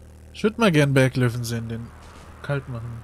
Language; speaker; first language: German; native; German